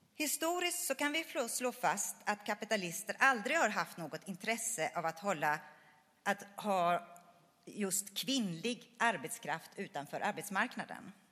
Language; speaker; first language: Swedish; native; Swedish